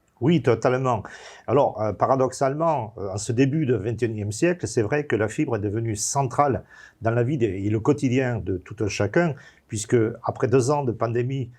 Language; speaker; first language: French; native; French